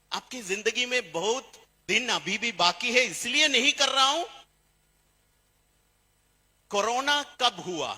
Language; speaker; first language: Hindi; non-native, fluent; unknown